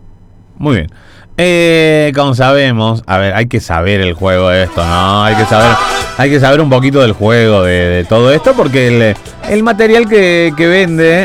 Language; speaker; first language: Spanish; native; Spanish